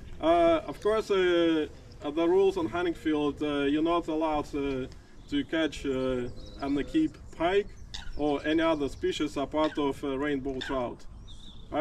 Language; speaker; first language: English; non-native, fluent; Russian